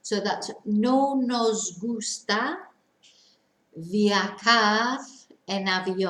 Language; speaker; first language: Spanish; non-native, fluent; English